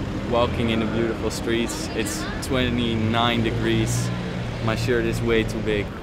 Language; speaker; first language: English; non-native, fluent; Dutch